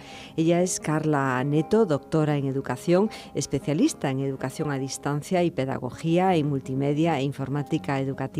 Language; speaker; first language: Spanish; native; Spanish